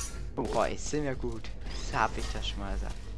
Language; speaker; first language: German; native; German